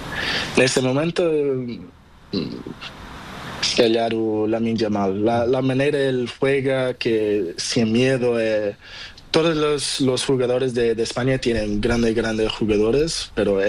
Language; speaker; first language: Spanish; non-native, learner; Portuguese